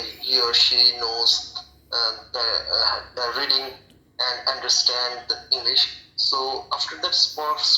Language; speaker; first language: English; non-native, local second language; Bangla